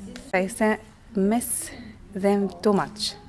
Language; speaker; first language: English; non-native, learner; Arabic